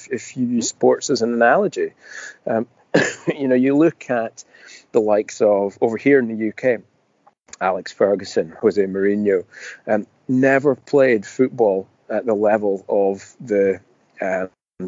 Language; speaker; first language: English; native; English